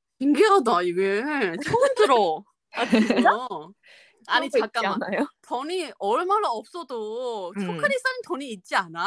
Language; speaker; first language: Korean; non-native, fluent; Chinese